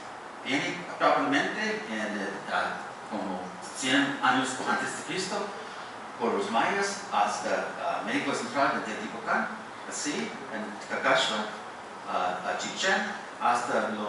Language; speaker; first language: Spanish; non-native, fluent; English